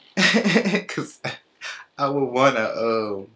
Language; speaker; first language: English; native; English